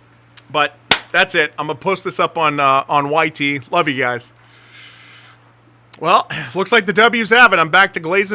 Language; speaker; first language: English; native; English